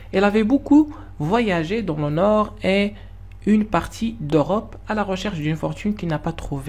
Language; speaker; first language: French; non-native, local second language; Arabic